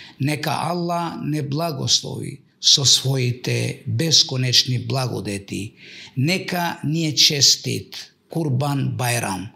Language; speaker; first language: Macedonian; non-native, local second language; Albanian